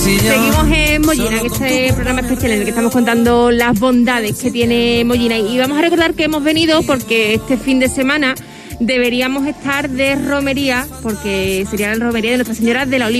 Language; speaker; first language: Spanish; native; Spanish